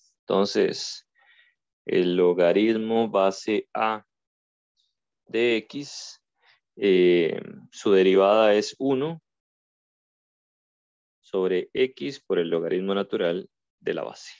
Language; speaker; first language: Spanish; native; Spanish